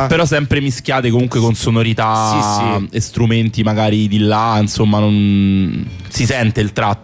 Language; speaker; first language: Italian; native; Italian